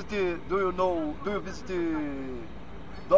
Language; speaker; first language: English; non-native, learner; Portuguese